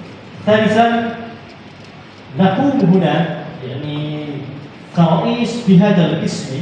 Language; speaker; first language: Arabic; non-native, learner; Indonesian